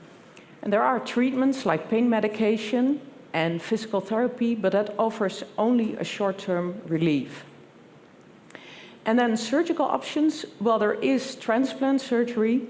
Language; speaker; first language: English; non-native, fluent; Dutch